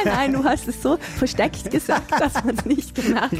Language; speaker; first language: German; native; German